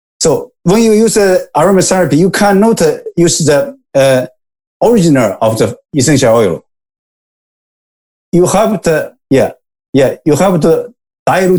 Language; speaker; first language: English; non-native, learner; Japanese